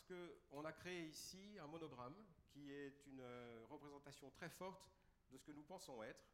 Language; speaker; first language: French; native; French